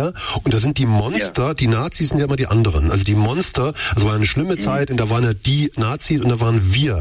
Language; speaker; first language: German; native; German